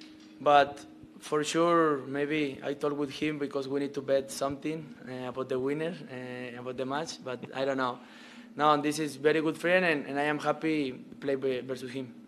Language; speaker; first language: English; non-native, learner; Spanish